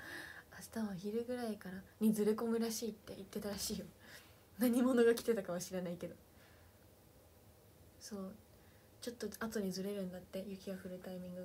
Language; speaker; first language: Japanese; native; Japanese